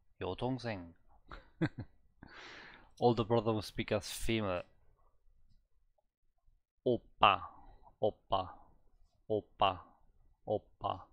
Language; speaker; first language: Korean; non-native, learner; German